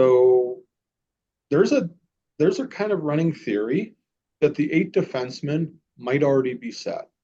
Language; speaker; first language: English; native; English